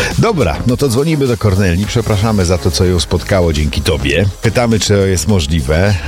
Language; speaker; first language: Polish; native; Polish